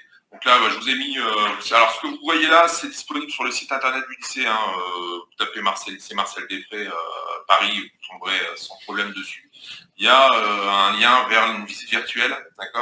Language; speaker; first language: French; native; French